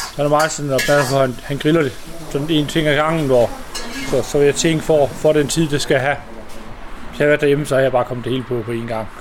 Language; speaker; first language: Danish; native; Danish